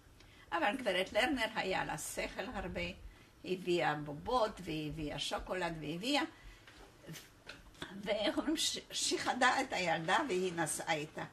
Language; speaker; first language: Hebrew; non-native, fluent; Polish